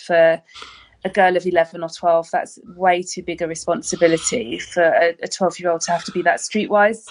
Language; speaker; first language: English; native; English